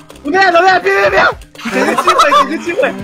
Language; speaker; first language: Chinese; native; Chinese